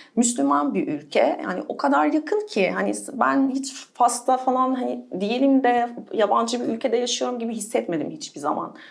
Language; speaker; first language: Turkish; non-native, fluent; Arabic